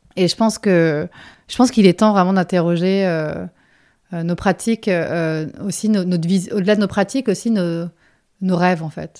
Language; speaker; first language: French; native; French